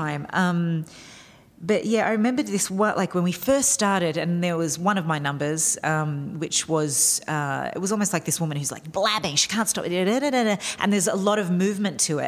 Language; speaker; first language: English; native; English